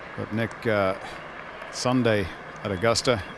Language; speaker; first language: English; native; English